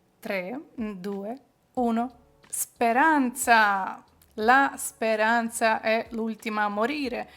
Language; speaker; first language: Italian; non-native, fluent; Ukrainian